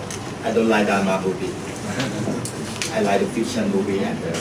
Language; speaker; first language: English; non-native, learner; Thai